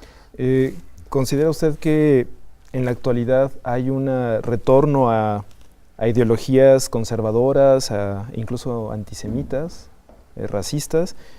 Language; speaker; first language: Spanish; native; Spanish